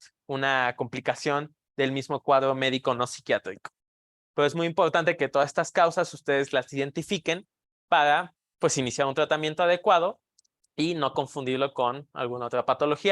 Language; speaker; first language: Spanish; native; Spanish